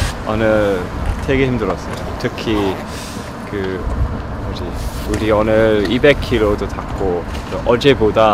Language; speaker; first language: Korean; non-native, learner; English